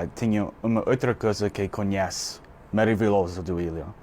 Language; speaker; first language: Portuguese; early bilingual, heritage; Portuguese